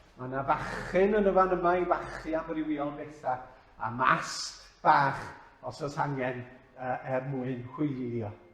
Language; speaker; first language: Welsh; native; Welsh